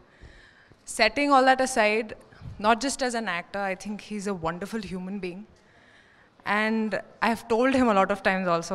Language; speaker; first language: Telugu; non-native, learner; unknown